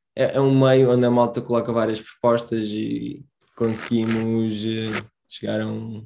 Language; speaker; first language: Portuguese; early bilingual, other home language; Romanian